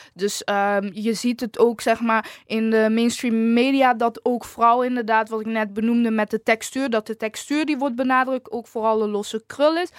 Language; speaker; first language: Dutch; early bilingual, other home language; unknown